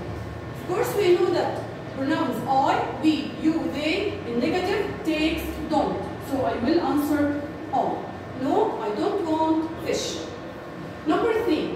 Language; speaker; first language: English; non-native, learner; Arabic